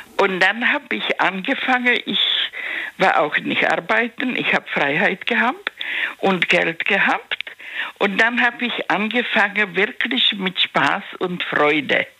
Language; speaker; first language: German; non-native, learner; Czech